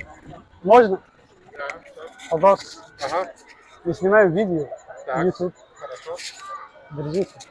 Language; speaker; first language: Russian; non-native, learner; Somali